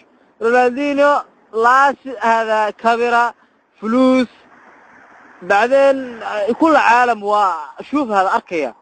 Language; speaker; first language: Arabic; non-native, learner; Somali